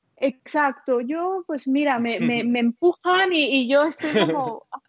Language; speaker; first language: Spanish; early bilingual, other home language; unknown